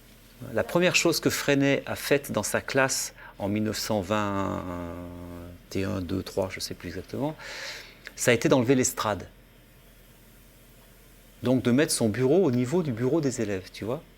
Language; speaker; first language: French; native; French